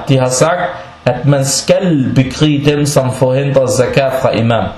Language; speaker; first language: Danish; non-native, fluent; Arabic